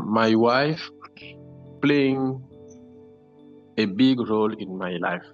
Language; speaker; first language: English; non-native, learner; French